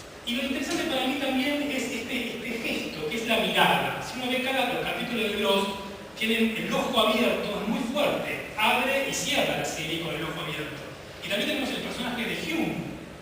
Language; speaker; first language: Spanish; native; Spanish